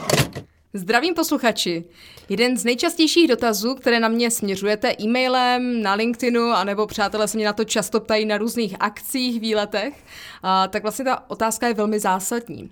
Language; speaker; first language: Czech; native; Czech